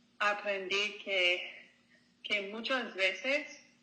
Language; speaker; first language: Spanish; non-native, learner; English